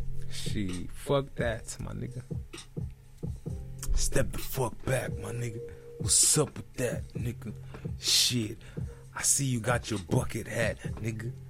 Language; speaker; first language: English; early bilingual, other home language; Arabic